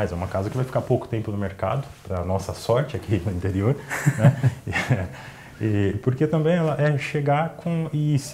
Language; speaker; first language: Portuguese; native; Portuguese